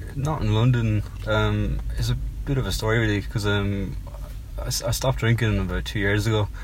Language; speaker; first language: English; native; English